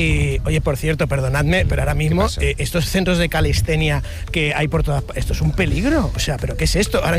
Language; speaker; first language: Spanish; native; Spanish